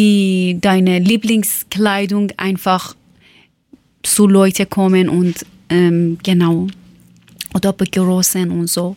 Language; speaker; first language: German; non-native, learner; Persian